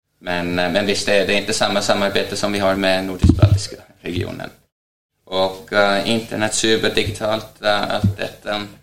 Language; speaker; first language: Swedish; non-native, fluent; Estonian